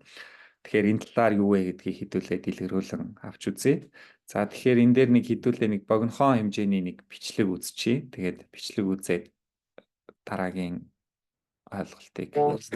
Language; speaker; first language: Mongolian; native; Mongolian